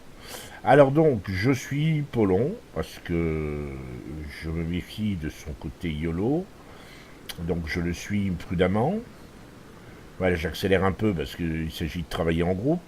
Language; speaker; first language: French; native; French